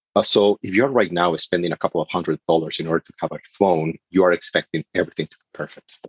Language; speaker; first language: English; non-native, fluent; Spanish